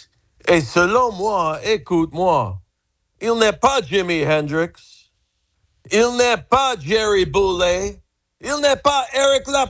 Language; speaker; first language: French; non-native, fluent; English